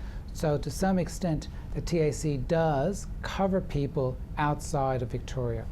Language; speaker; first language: English; native; English